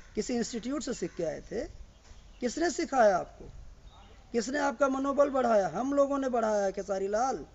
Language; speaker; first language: Hindi; native; Hindi